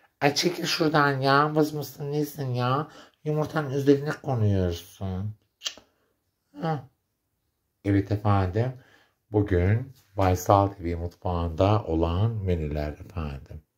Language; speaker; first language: Turkish; native; Turkish